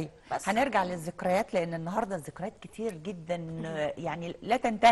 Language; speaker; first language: Arabic; native; Arabic